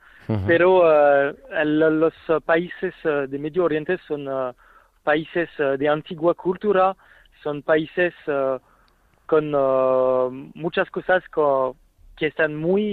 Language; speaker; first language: Spanish; non-native, fluent; French